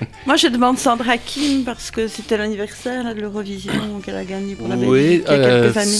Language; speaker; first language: French; native; French